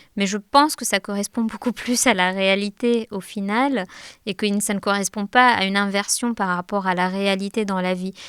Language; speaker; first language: French; non-native, local second language; Arabic